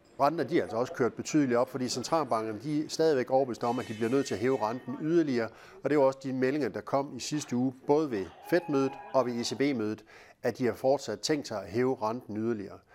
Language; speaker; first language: Danish; native; Danish